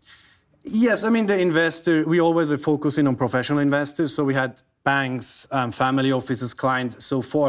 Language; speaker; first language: English; non-native, fluent; German